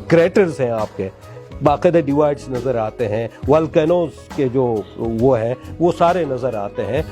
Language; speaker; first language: Urdu; non-native, local second language; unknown